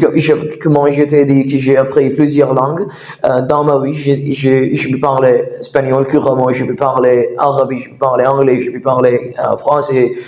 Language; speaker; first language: French; non-native, learner; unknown